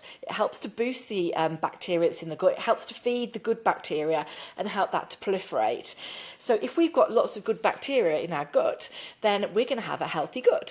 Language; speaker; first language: English; native; English